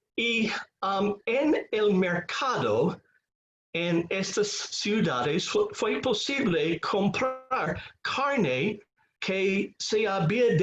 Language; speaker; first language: Spanish; non-native, fluent; English